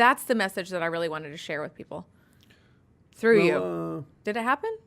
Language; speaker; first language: English; native; English